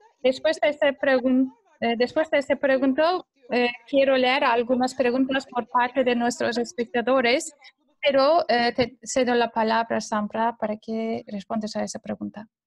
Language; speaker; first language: Spanish; non-native, fluent; Turkish